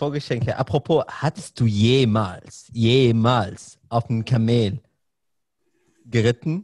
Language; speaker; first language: German; non-native, fluent; Arabic